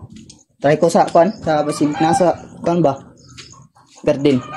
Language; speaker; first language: Filipino; non-native, local second language; Cebuano